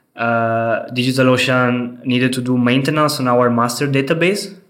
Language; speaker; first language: English; non-native, fluent; Italian